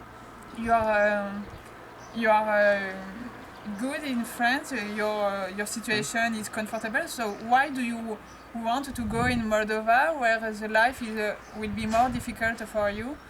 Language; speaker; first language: English; non-native, learner; French